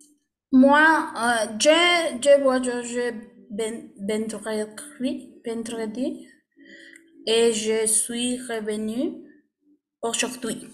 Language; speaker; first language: French; non-native, learner; Spanish